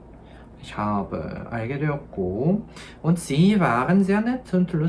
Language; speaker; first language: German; non-native, fluent; Korean